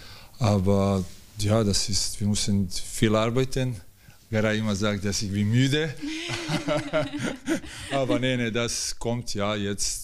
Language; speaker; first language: German; non-native, fluent; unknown